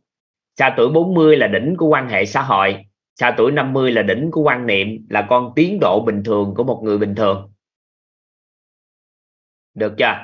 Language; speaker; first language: Vietnamese; native; Vietnamese